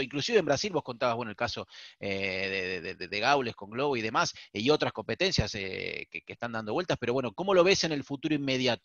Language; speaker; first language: Spanish; native; Spanish